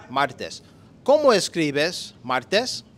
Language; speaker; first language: Spanish; non-native, learner; English